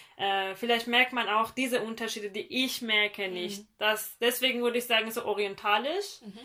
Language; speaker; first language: German; non-native, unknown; Persian